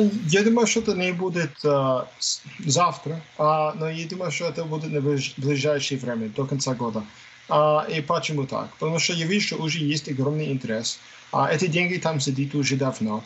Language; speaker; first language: Russian; non-native, fluent; English